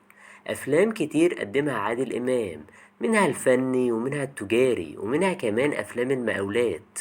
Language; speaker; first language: Arabic; native; Arabic